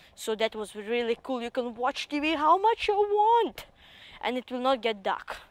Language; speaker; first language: English; non-native, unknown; Russian